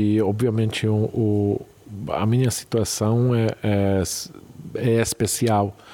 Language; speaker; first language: Portuguese; non-native, fluent; Hungarian